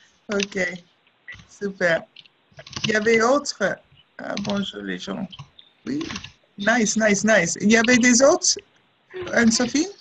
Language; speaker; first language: French; non-native, fluent; English